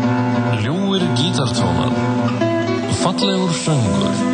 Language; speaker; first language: Icelandic; native; Icelandic